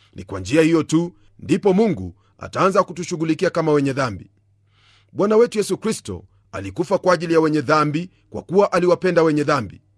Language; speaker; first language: Swahili; non-native, local second language; Luyia